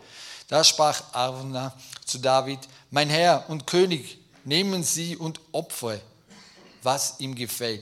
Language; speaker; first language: German; native; German